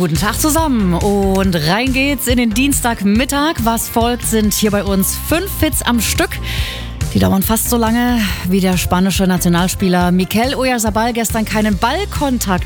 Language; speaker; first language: German; native; German